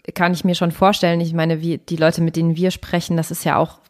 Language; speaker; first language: German; native; German